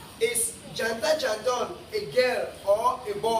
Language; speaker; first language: English; non-native, learner; Thai